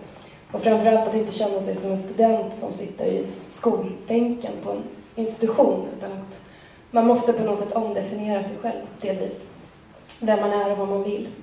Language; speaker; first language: Swedish; native; Swedish